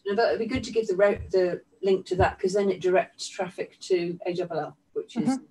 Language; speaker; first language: English; native; English